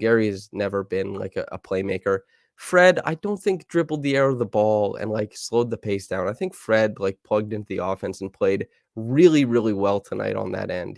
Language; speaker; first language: English; native; English